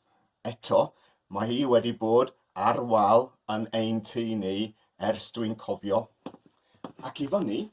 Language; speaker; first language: Welsh; non-native, learner; English